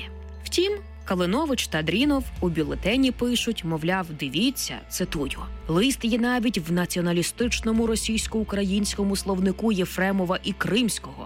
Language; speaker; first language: Ukrainian; native; Ukrainian